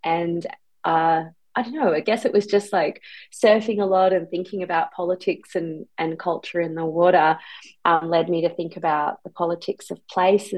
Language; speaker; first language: English; native; English